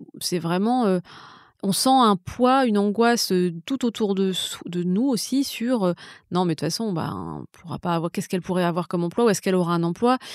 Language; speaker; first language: French; native; French